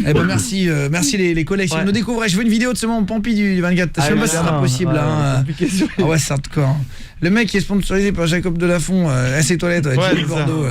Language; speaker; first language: French; native; French